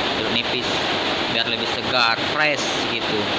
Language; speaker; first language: Indonesian; non-native, local second language; Achinese